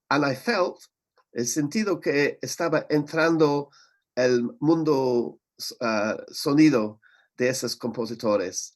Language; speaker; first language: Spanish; non-native, learner; English